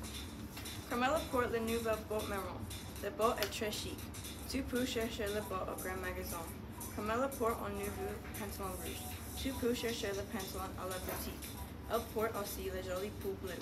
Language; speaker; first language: French; non-native, learner; English